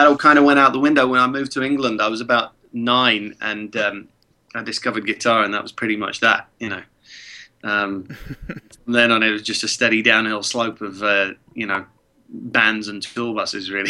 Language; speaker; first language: English; early bilingual, other home language; Czech